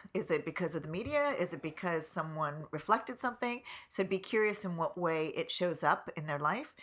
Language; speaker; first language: English; native; English